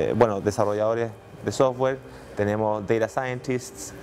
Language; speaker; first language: Spanish; native; Spanish